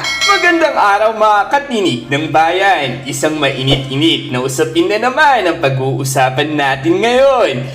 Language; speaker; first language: Filipino; native; Filipino